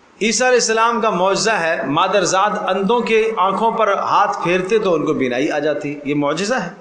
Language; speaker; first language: Urdu; native; Urdu